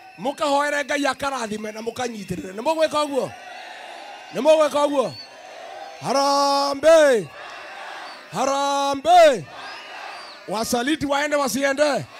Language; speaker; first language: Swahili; non-native, local second language; Kikuyu